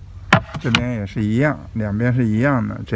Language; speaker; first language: Chinese; native; Chinese